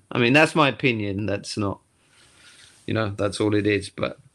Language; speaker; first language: English; native; English